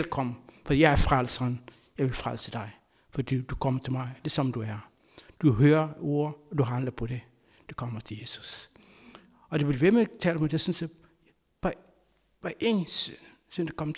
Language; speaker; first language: Danish; non-native, fluent; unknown